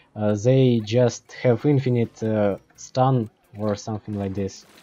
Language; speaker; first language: English; non-native, learner; Russian